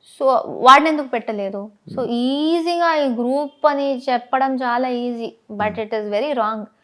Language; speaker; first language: Telugu; non-native, local second language; Tamil